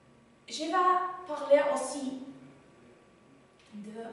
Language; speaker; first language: French; non-native, learner; Spanish